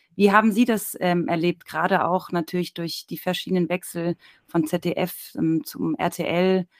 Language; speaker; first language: German; native; German